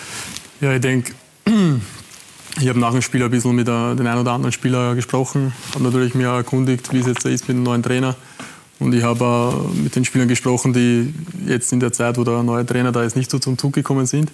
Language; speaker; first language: German; native; German